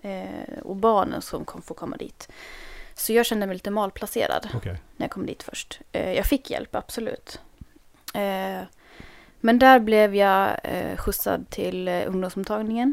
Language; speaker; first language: Swedish; native; Swedish